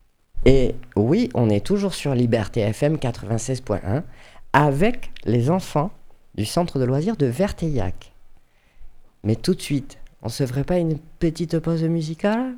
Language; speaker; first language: French; native; French